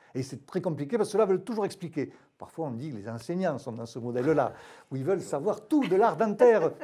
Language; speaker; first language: French; native; French